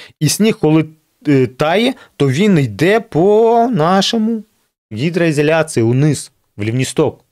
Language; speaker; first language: Ukrainian; non-native, local second language; Russian